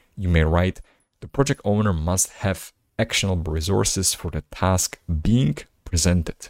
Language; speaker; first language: English; non-native, fluent; Slovak